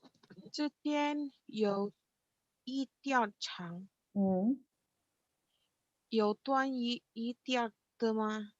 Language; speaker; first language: Chinese; non-native, learner; Indonesian